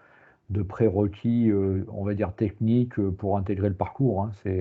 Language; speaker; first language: French; native; French